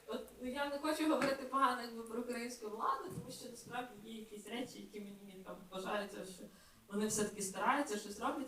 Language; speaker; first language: Ukrainian; native; Ukrainian